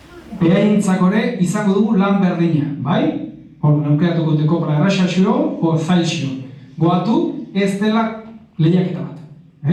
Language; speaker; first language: Basque; native; Basque